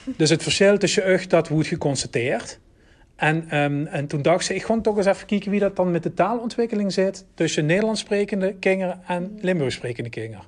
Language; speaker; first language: Dutch; native; Dutch